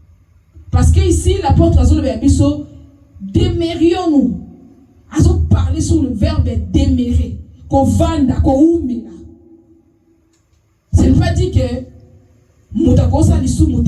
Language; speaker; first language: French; non-native, local second language; Lingala